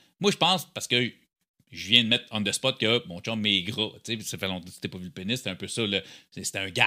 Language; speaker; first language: French; native; French